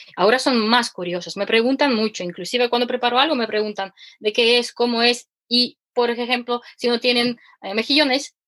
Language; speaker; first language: Spanish; non-native, fluent; Ukrainian